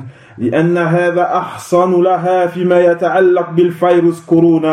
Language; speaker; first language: Arabic; non-native, fluent; French